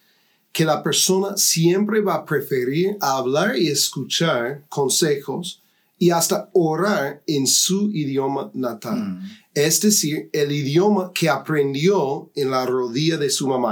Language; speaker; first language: Spanish; non-native, fluent; English